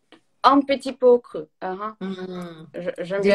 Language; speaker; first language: French; non-native, learner; Portuguese